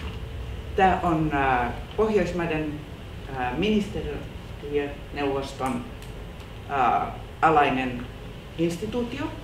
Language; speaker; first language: Finnish; non-native, local second language; Swedish